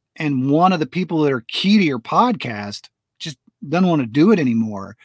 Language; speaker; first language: English; native; English